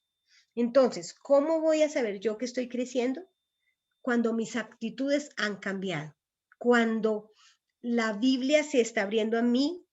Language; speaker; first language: Spanish; native; Spanish